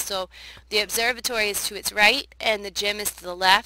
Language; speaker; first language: English; native; English